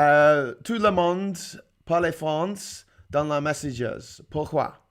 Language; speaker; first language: French; non-native, learner; English